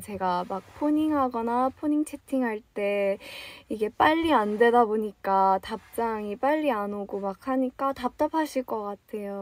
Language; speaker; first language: Korean; early bilingual, other home language; English